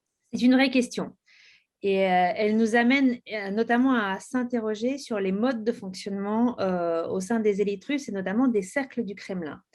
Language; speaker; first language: French; native; French